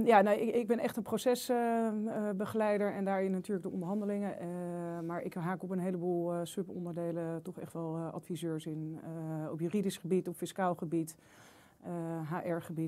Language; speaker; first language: Dutch; native; Dutch